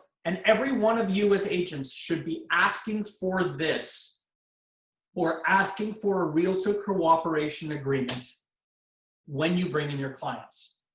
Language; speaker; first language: English; native; English